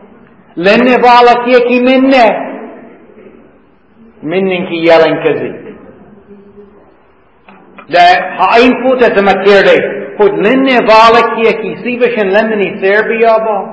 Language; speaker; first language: Hungarian; non-native, fluent; English